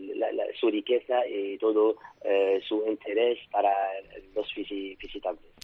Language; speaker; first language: Spanish; non-native, fluent; Arabic